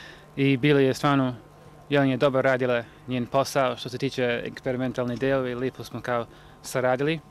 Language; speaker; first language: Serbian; non-native, learner; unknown